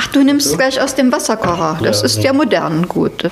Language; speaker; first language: German; native; German